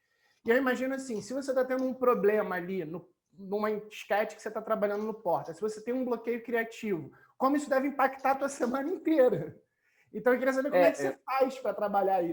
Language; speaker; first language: Portuguese; native; Portuguese